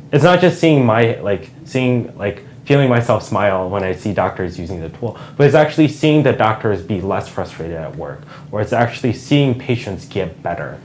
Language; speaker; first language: English; native; English